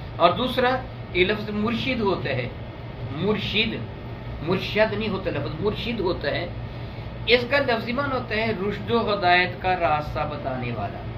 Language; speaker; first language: Urdu; non-native, local second language; Punjabi